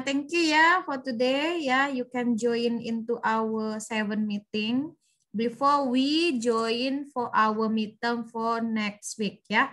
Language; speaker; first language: English; non-native, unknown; Indonesian